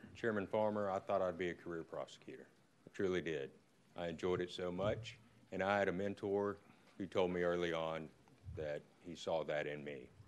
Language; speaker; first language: English; native; English